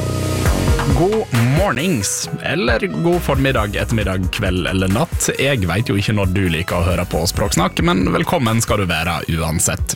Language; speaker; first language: Norwegian; native; Norwegian